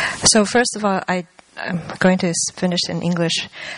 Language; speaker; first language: English; early bilingual, other home language; Chinese